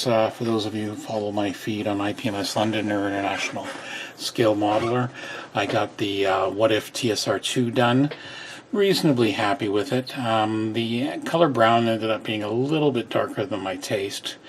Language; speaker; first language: English; native; English